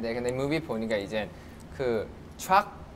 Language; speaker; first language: Korean; non-native, fluent; Thai